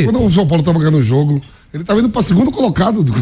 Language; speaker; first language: Portuguese; native; Portuguese